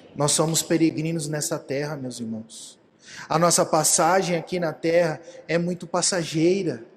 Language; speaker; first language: Portuguese; native; Portuguese